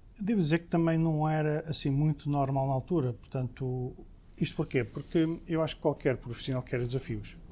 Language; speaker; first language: Portuguese; early bilingual, heritage; Portuguese